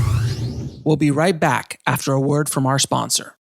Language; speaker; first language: English; native; English